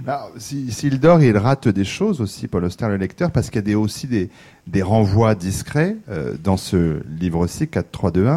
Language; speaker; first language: French; native; French